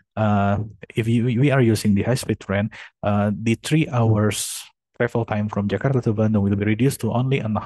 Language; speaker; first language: English; non-native, fluent; Indonesian